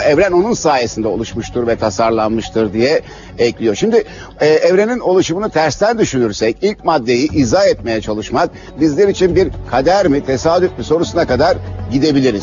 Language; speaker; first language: Turkish; native; Turkish